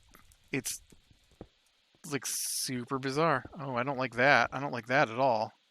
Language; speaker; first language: English; native; English